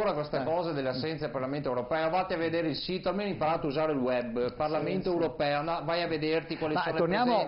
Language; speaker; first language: Italian; native; Italian